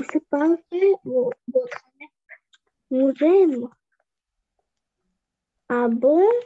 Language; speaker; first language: French; non-native, learner; Russian